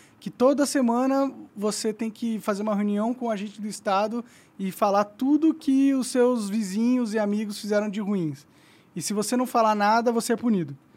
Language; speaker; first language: Portuguese; native; Portuguese